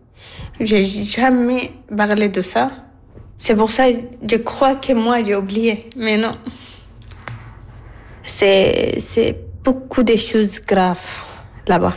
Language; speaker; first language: French; non-native, learner; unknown